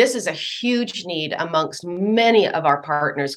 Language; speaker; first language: English; native; English